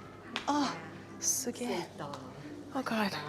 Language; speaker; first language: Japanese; non-native, learner; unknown